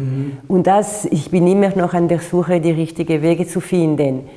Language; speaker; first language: German; non-native, fluent; Italian